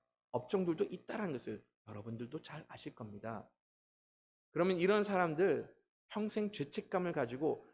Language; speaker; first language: Korean; native; Korean